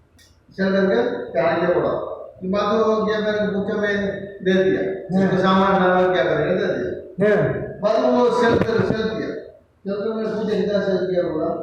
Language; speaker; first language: Hindi; non-native, learner; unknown